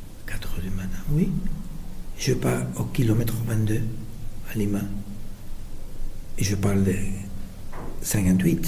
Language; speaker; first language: French; non-native, fluent; Spanish